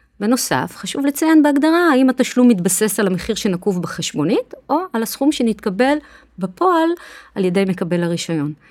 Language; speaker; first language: Hebrew; native; Hebrew